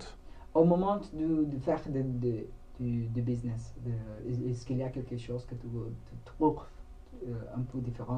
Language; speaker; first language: French; non-native, learner; Spanish